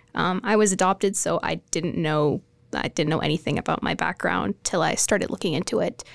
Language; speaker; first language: English; native; English